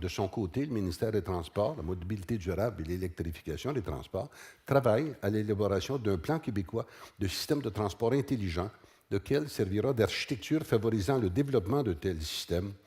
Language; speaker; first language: French; native; French